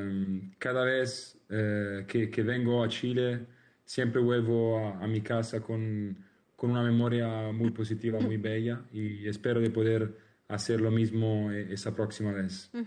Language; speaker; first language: Spanish; non-native, learner; Italian